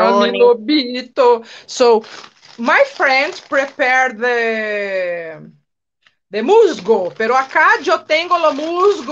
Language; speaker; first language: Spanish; non-native, fluent; Portuguese